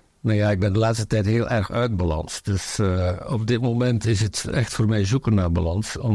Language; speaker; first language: Dutch; native; Dutch